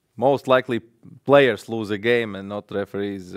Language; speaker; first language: English; non-native, fluent; Latvian